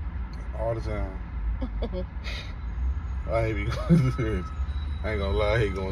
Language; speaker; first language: English; native; English